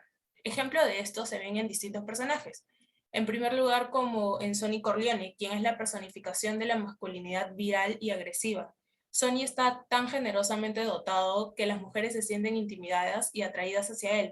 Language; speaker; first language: Spanish; native; Spanish